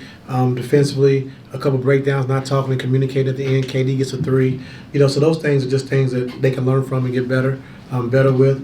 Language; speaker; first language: English; native; English